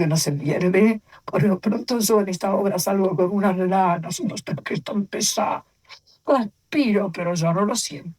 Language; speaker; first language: Spanish; native; Spanish